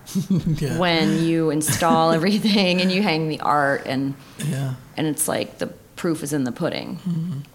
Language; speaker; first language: English; native; English